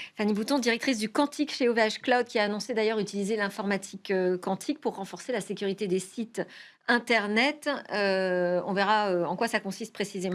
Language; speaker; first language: French; native; French